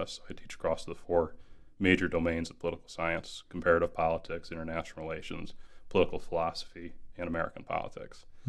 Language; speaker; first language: English; native; English